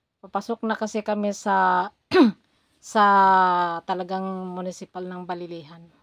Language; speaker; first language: Filipino; non-native, local second language; Cebuano